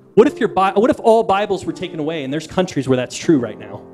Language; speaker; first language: English; native; English